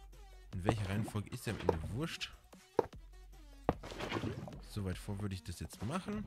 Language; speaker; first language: German; native; German